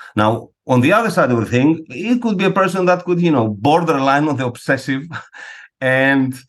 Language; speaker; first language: English; non-native, fluent; Greek